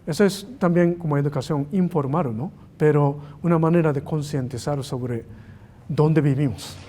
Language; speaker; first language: Spanish; non-native, learner; Japanese